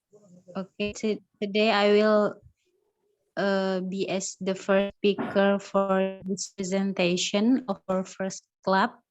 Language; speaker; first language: English; non-native, fluent; Indonesian